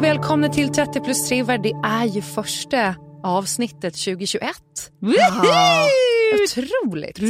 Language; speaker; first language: Swedish; native; Swedish